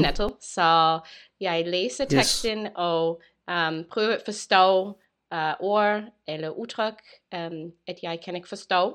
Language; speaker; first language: Danish; non-native, learner; English